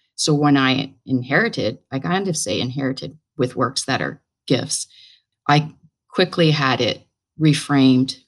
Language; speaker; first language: English; native; English